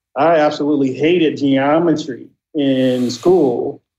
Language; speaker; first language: English; native; English